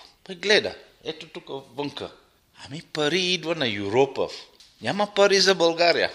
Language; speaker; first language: Bulgarian; non-native, local second language; Arabic